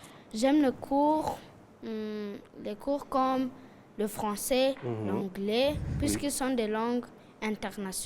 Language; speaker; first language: French; non-native, local second language; Kinyarwanda